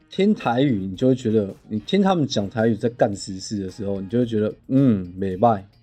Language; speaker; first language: Chinese; non-native, local second language; Min Nan Chinese